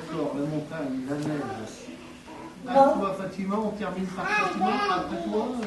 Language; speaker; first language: French; native; French